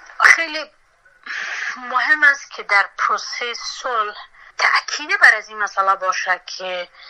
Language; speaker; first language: Persian; native; Persian